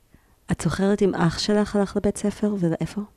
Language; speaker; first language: Hebrew; native; Hebrew